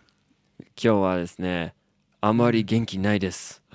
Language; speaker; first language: Japanese; non-native, fluent; English